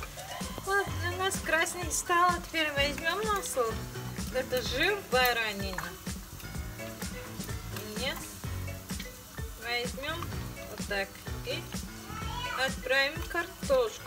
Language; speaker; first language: Russian; non-native, learner; Tajik